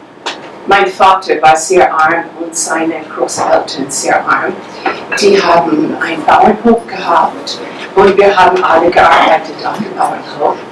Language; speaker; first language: German; non-native, fluent; English